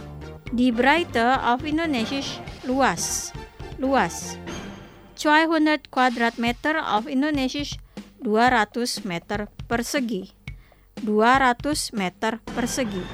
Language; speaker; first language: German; non-native, fluent; Indonesian